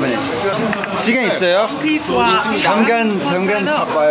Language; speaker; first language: Korean; non-native, learner; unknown